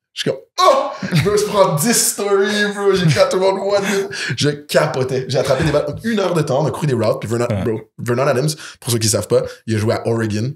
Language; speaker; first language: French; native; French